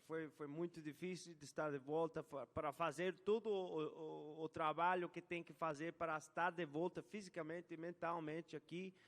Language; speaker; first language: Portuguese; non-native, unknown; English